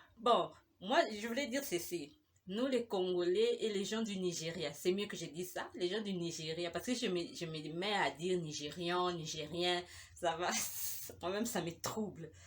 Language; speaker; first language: French; non-native, local second language; Lingala